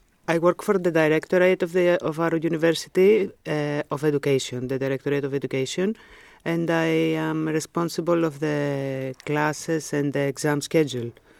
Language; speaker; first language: English; non-native, fluent; Greek